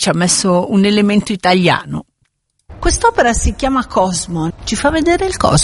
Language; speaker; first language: Italian; native; Italian